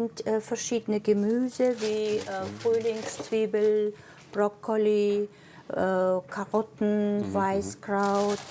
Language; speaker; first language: German; non-native, fluent; Mongolian